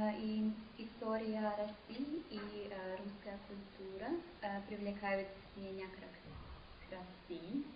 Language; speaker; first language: Russian; non-native, learner; English